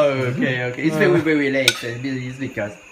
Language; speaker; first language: English; non-native, learner; Réunion Creole French